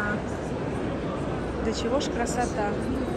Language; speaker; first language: Russian; native; Russian